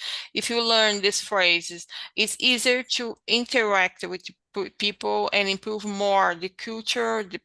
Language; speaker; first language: English; non-native, learner; Portuguese